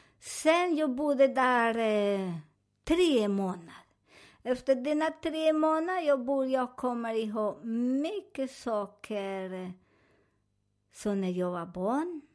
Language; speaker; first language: Swedish; non-native, learner; Spanish